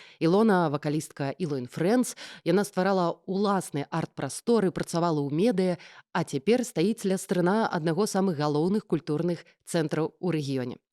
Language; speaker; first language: Belarusian; non-native, local second language; Russian